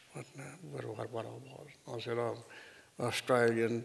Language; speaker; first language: English; native; English